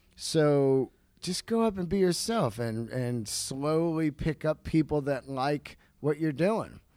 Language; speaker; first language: English; native; English